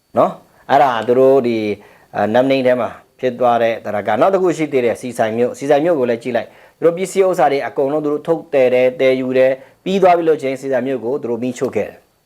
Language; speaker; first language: Burmese; non-native, local second language; Pa'o Karen